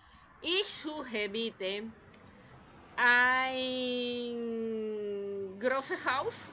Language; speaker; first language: German; non-native, learner; Spanish